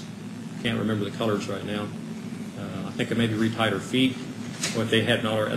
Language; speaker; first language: English; native; English